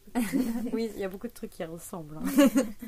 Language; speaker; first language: French; native; French